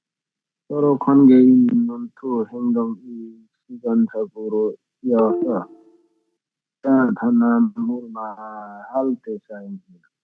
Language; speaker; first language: Korean; non-native, learner; Nepali